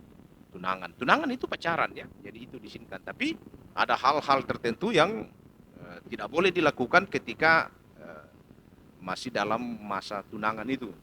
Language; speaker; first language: Indonesian; native; Indonesian